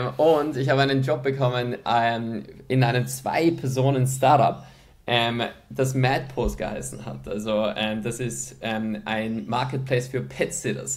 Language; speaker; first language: German; early bilingual, other home language; Polish